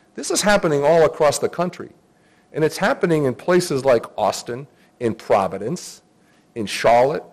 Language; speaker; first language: English; early bilingual, other home language; Greek